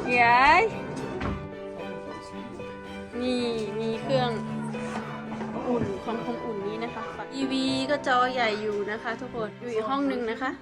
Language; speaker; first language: Thai; native; Thai